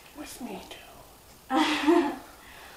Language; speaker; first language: English; non-native, learner; Korean